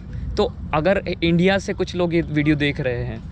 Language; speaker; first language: Hindi; native; Hindi